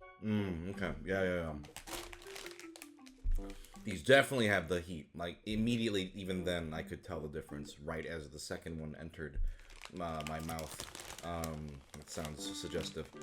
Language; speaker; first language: English; native; English